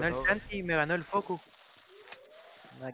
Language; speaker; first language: Spanish; native; Spanish